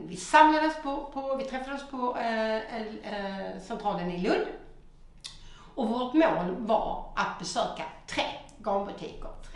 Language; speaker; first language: Swedish; native; Swedish